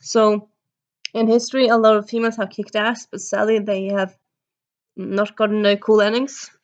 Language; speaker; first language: English; early bilingual, heritage; Norwegian